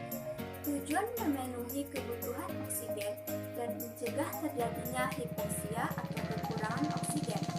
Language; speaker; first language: Indonesian; native; Indonesian